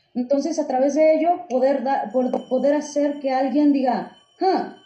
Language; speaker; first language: Spanish; native; Spanish